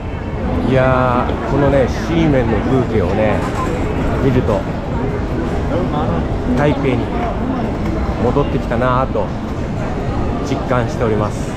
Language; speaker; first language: Japanese; native; Japanese